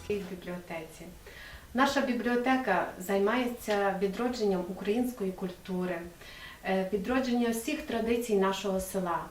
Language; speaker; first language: Ukrainian; native; Ukrainian